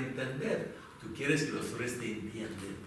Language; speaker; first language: Spanish; non-native, fluent; French